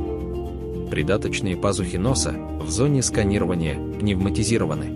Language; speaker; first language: Russian; native; Russian